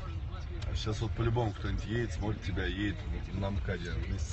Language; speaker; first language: Russian; native; Russian